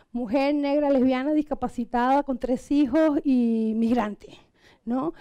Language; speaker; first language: Spanish; non-native, local second language; Catalan